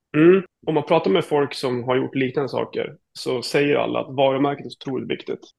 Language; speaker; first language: Swedish; native; Swedish